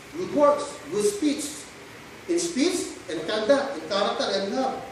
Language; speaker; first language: English; non-native, local second language; Filipino